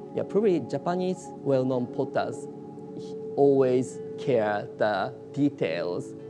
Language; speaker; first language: English; non-native, learner; Japanese